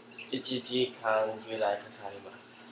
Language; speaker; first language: Japanese; non-native, learner; English